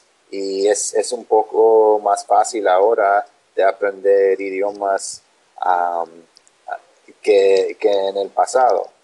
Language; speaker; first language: Spanish; non-native, learner; English